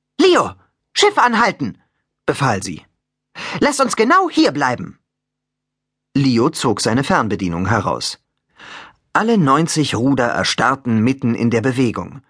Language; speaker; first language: German; native; German